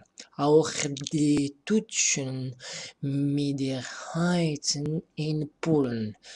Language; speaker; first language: German; non-native, fluent; Arabic